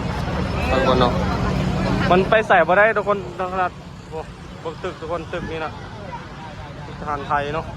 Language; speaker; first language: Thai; non-native, learner; Lao